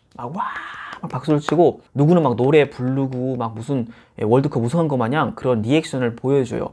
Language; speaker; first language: Korean; native; Korean